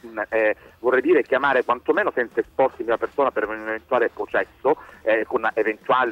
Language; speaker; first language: Italian; native; Italian